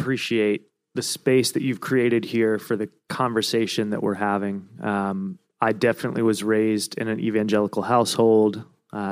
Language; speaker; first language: English; native; English